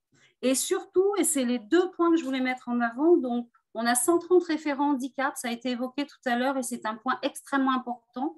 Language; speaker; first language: French; native; French